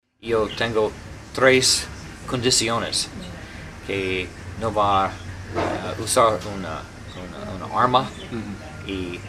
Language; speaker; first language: Spanish; non-native, learner; English